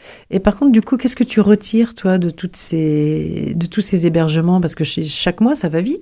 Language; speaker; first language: French; native; French